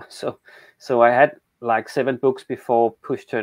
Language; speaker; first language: English; non-native, fluent; Danish